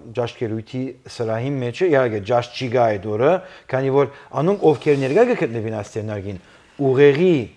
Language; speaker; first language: Armenian; early bilingual, heritage; Armenian